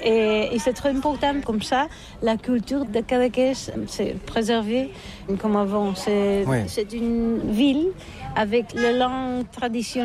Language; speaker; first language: French; non-native, learner; Catalan